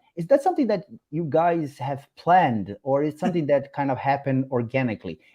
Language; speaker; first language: English; non-native, fluent; Portuguese